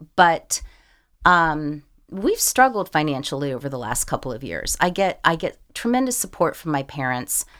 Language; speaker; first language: English; native; English